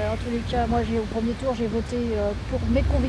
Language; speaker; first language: French; native; French